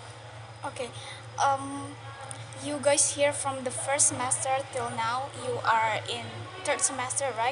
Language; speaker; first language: English; non-native, local second language; Indonesian